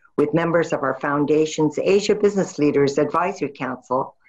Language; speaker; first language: English; native; English